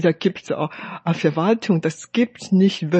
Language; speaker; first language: German; non-native, fluent; Chinese